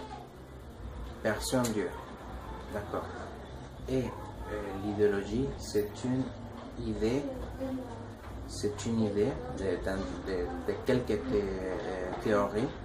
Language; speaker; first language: French; non-native, learner; Spanish